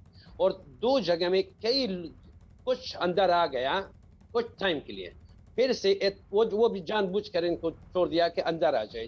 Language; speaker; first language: Hindi; non-native, learner; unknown